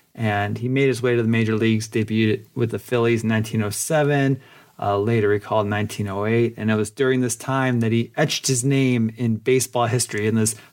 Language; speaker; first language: English; early bilingual, other home language; Polish